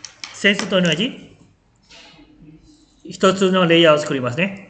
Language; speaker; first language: Japanese; non-native, fluent; Malay